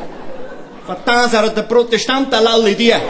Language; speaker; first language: German; native; German